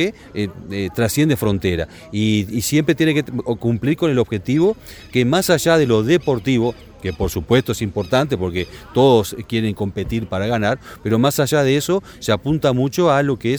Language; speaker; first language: Spanish; native; Spanish